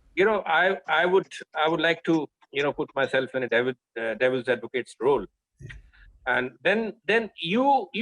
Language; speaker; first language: English; non-native, local second language; Hindi